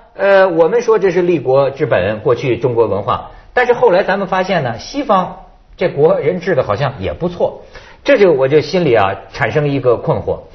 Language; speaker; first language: Chinese; native; Chinese